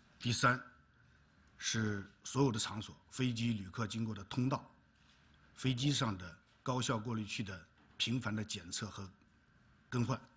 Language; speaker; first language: Chinese; native; Chinese